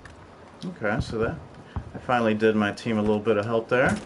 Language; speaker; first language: English; native; English